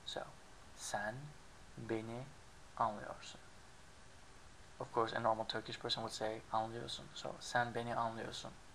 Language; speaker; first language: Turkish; non-native, learner; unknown